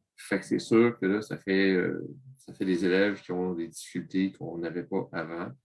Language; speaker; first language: French; native; French